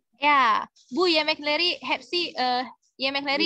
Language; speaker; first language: Turkish; non-native, fluent; Indonesian